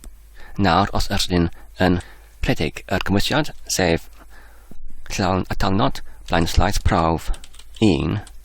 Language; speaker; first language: Welsh; non-native, learner; English